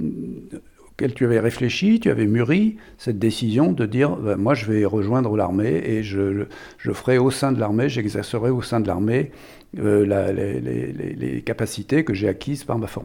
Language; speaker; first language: French; native; French